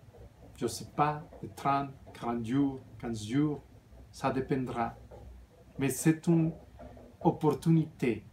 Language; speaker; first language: French; non-native, fluent; Spanish